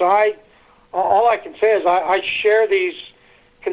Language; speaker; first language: English; native; English